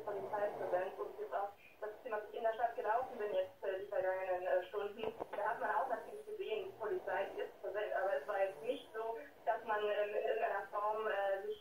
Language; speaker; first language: German; native; German